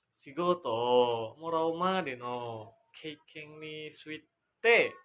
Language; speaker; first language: Japanese; non-native, learner; Indonesian